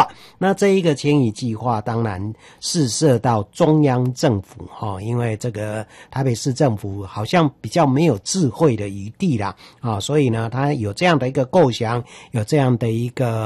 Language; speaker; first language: Chinese; native; Chinese